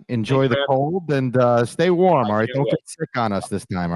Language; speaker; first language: English; native; English